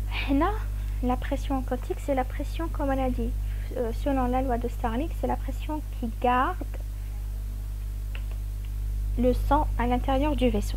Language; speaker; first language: French; non-native, local second language; Arabic